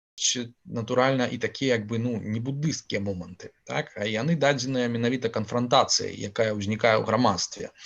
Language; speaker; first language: Belarusian; non-native, local second language; Russian